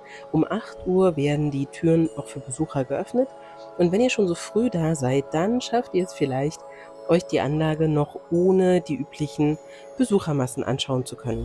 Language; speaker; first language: German; native; German